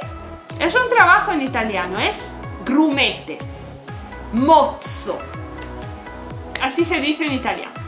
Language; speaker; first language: Spanish; non-native, fluent; Italian